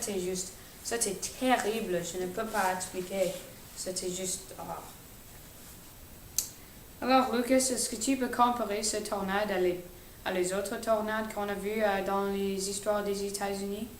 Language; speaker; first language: French; non-native, learner; English